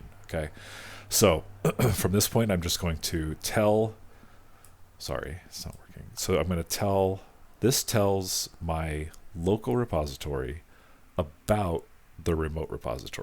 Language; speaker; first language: English; native; English